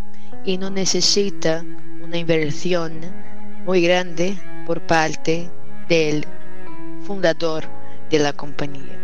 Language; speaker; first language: Spanish; non-native, fluent; Portuguese